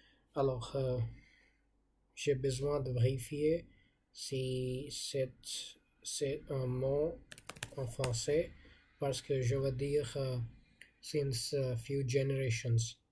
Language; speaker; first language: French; non-native, learner; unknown